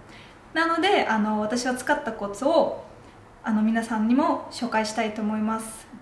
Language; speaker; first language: Japanese; non-native, fluent; Russian